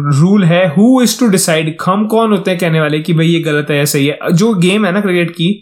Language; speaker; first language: Hindi; native; Hindi